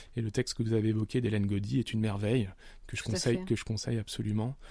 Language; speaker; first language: French; native; French